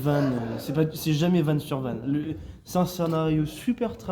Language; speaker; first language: French; native; French